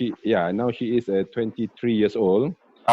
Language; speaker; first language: English; non-native, learner; Malay